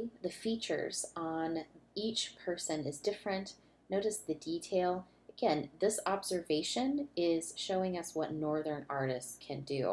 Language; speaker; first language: English; native; English